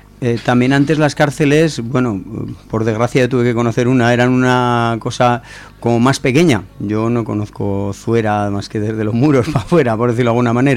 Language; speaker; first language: Spanish; native; Spanish